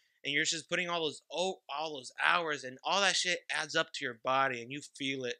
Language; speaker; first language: English; early bilingual, other home language; Spanish